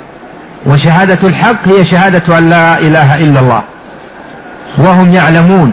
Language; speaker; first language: Arabic; native; Arabic